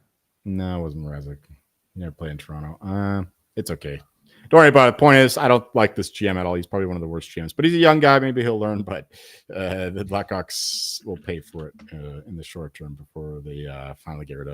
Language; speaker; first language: English; native; English